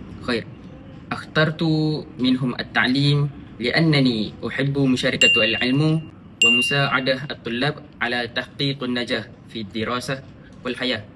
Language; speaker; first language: Arabic; non-native, learner; Malay